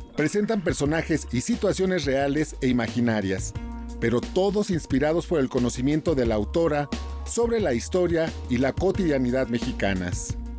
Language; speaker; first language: Spanish; native; Spanish